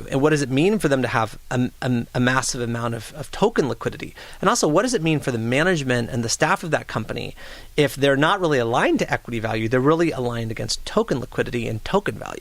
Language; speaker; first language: English; native; English